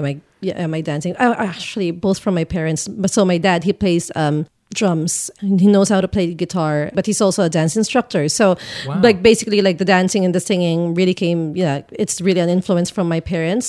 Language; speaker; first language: English; non-native, local second language; Filipino